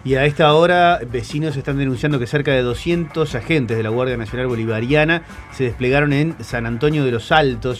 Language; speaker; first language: Spanish; native; Spanish